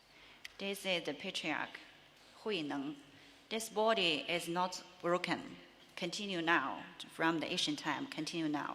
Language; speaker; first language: English; non-native, learner; Chinese